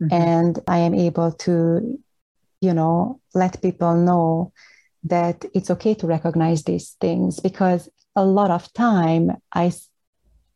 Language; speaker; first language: English; non-native, fluent; Hungarian